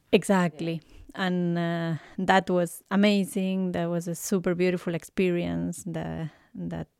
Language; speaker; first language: English; non-native, fluent; Spanish